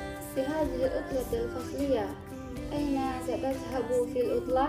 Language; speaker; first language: Arabic; non-native, learner; Indonesian